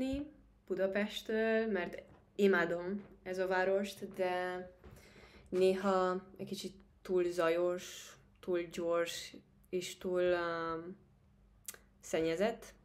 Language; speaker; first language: Hungarian; non-native, fluent; Spanish